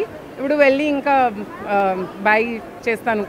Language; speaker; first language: Telugu; non-native, local second language; Hindi